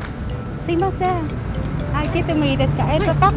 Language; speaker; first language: Japanese; non-native, learner; Filipino